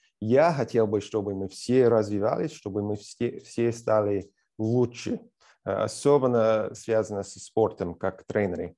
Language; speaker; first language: Russian; non-native, fluent; English